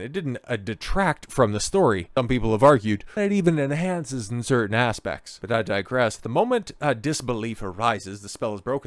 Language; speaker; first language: English; native; English